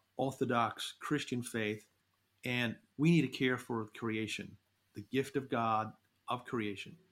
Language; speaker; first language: English; native; English